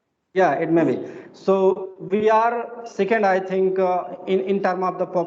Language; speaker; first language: English; non-native, fluent; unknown